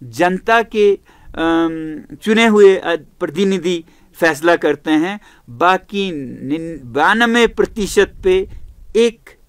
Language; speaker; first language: Hindi; non-native, local second language; Ladakhi